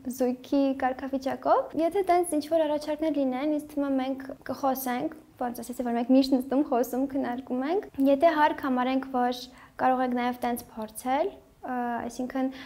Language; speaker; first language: Armenian; early bilingual, heritage; Armenian